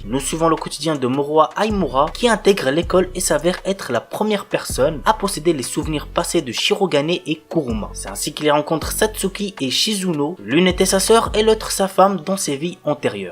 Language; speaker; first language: French; native; French